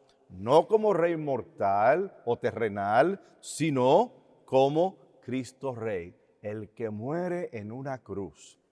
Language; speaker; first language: Spanish; native; Spanish